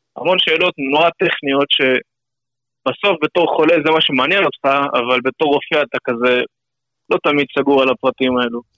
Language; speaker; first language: Hebrew; non-native, fluent; English